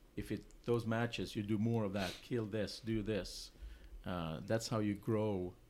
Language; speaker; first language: English; non-native, fluent; Swedish